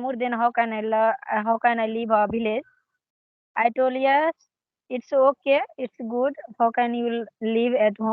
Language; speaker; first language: English; non-native, learner; Hindi